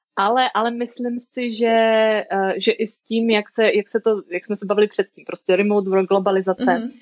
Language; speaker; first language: Czech; native; Czech